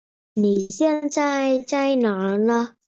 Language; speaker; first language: Chinese; non-native, learner; Khmer